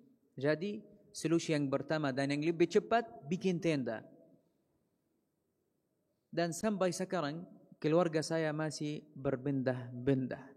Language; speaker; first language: Indonesian; non-native, fluent; Arabic